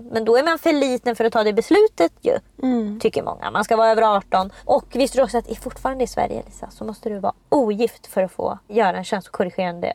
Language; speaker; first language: Swedish; native; Swedish